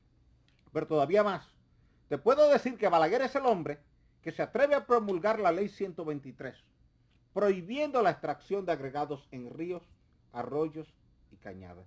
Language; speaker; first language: Spanish; native; Spanish